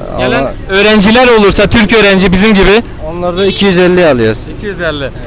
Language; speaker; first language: Turkish; non-native, fluent; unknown